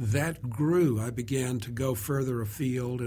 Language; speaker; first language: English; native; English